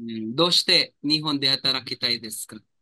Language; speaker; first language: Japanese; non-native, fluent; Filipino